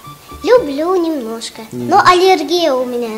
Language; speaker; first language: Russian; non-native, local second language; Tajik